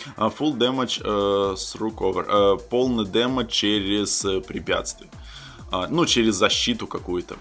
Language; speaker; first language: Russian; native; Russian